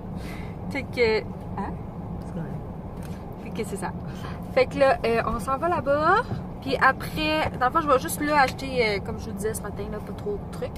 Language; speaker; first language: French; native; French